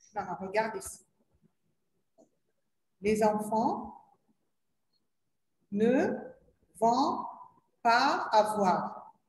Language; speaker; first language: French; non-native, learner; Arabic